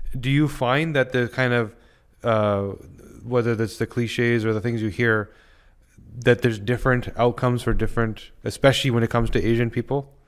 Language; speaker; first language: English; native; English